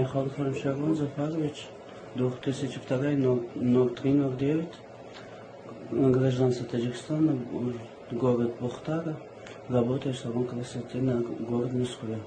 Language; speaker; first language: Russian; non-native, learner; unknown